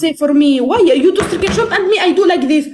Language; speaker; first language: English; non-native, learner; Arabic